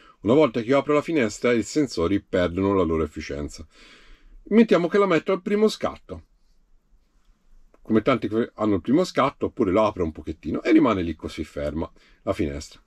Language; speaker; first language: Italian; native; Italian